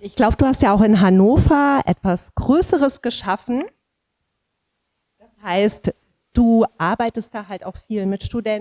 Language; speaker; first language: German; native; German